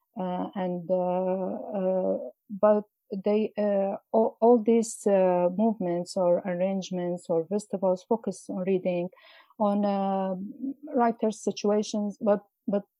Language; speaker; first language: English; non-native, fluent; Arabic